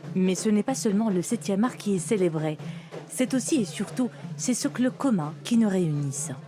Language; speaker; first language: French; non-native, local second language; Arabic